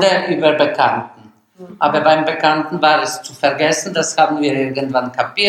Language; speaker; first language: German; non-native, learner; Bosnian